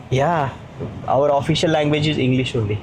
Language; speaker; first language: English; non-native, local second language; Hindi